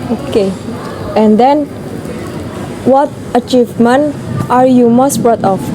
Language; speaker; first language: English; non-native, learner; Indonesian